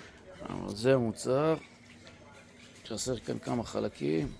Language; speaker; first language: Hebrew; native; Hebrew